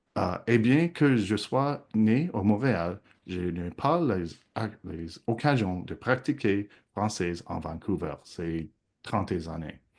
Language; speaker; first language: French; non-native, local second language; English